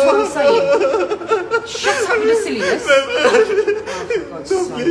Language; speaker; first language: English; native; English